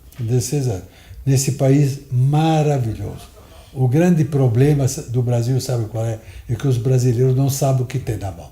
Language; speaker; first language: Portuguese; early bilingual, other home language; Italian